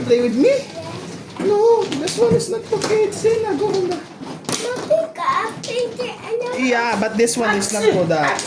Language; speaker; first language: English; non-native, learner; Filipino